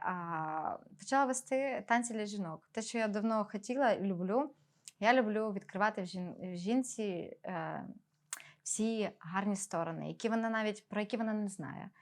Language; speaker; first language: Ukrainian; non-native, local second language; Russian